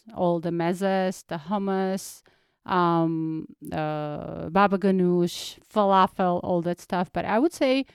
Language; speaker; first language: English; non-native, fluent; Georgian